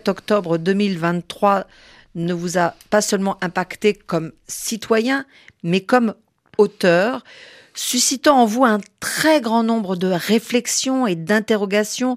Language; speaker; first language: French; native; French